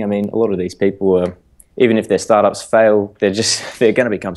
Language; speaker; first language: English; native; English